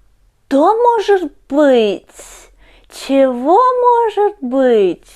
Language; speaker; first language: Russian; non-native, learner; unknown